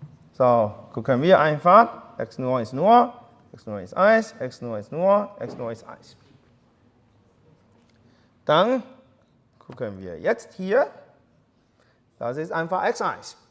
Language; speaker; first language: German; non-native, fluent; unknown